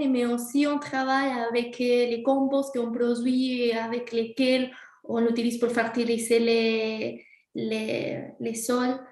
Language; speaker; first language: French; non-native, fluent; Spanish